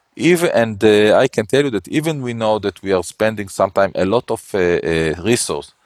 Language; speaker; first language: English; non-native, learner; Hebrew